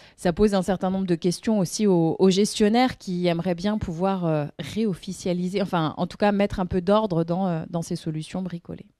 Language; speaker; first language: French; native; French